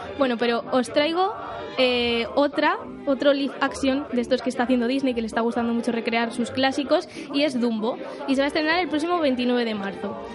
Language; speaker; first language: Spanish; native; Spanish